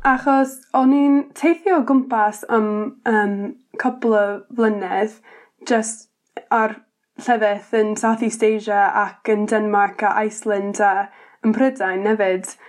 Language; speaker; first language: Welsh; non-native, learner; English